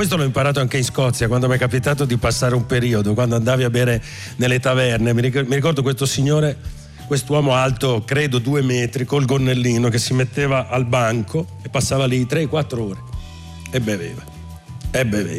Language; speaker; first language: Italian; native; Italian